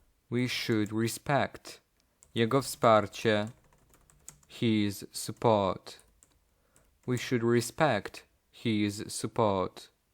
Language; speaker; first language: English; non-native, fluent; Polish